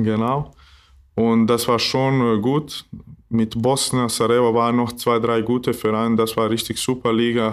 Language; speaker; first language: German; non-native, learner; Bosnian